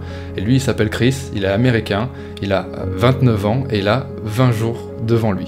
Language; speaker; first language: French; native; French